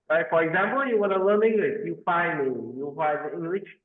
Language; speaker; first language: English; non-native, fluent; Vietnamese